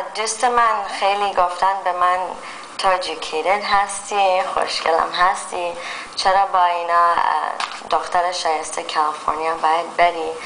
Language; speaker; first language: Persian; early bilingual, heritage; Persian